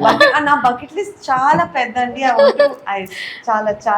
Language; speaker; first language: Telugu; non-native, local second language; Urdu